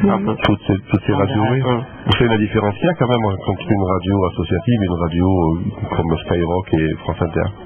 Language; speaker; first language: French; native; French